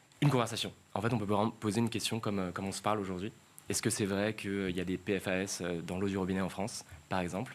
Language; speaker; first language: French; native; French